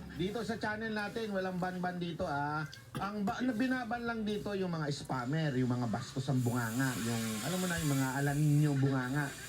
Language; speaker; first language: Filipino; native; Filipino